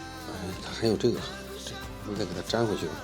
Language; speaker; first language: Chinese; native; Chinese